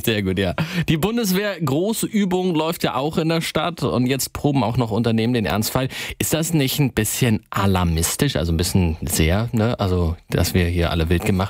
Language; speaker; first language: German; native; German